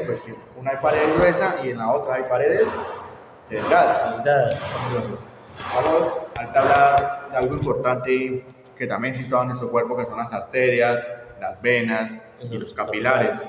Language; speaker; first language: Spanish; native; Spanish